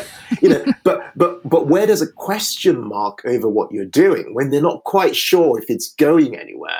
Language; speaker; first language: English; non-native, local second language; Yoruba